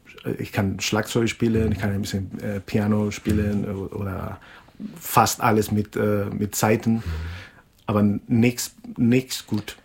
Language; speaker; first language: German; non-native, fluent; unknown